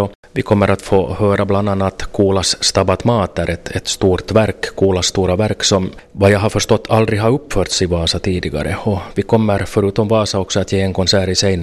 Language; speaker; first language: Swedish; native; Swedish